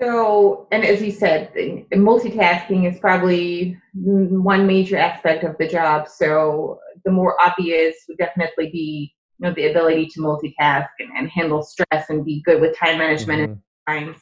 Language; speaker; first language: English; non-native, fluent; Czech